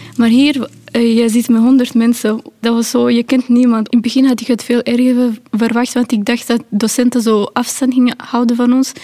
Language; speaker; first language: Dutch; non-native, fluent; Urdu